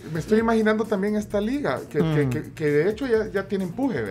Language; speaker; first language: Spanish; native; Spanish